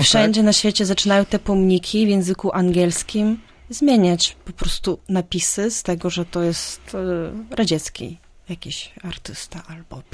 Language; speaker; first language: Polish; non-native, fluent; Ukrainian